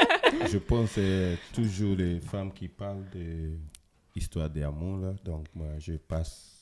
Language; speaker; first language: French; non-native, fluent; Ewe